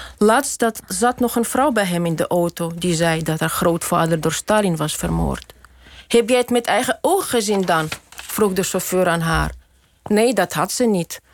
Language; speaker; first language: Dutch; non-native, fluent; Russian